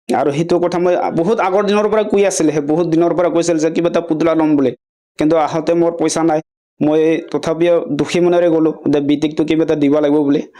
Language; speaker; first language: Assamese; non-native, local second language; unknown